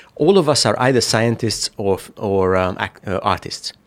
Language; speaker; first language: English; non-native, fluent; Hungarian